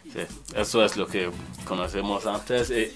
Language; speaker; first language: Spanish; non-native, learner; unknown